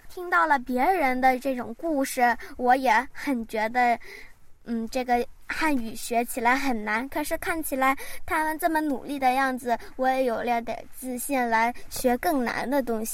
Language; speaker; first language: Chinese; early bilingual, heritage; Chinese